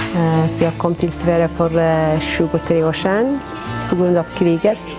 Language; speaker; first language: Swedish; non-native, fluent; Persian